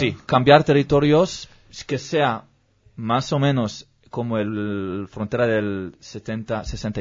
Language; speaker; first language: Spanish; non-native, learner; Hebrew